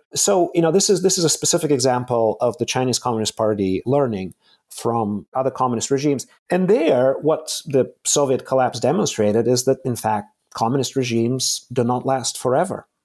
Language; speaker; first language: English; non-native, fluent; Bulgarian